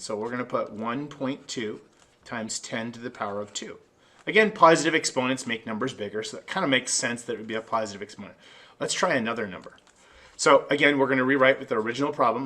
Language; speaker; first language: English; native; English